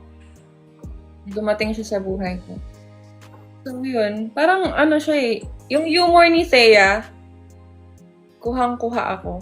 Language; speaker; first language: Filipino; non-native, local second language; Cebuano